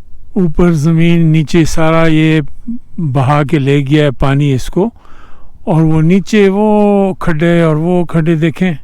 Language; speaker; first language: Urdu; non-native, local second language; Punjabi